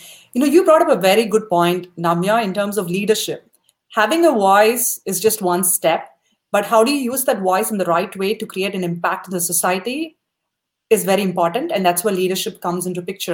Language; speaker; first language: English; non-native, local second language; Tamil